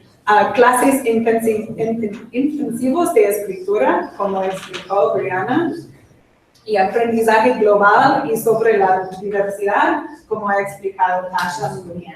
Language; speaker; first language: Spanish; non-native, fluent; English